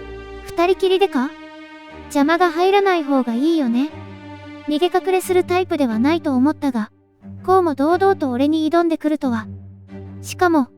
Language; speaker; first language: Japanese; native; Japanese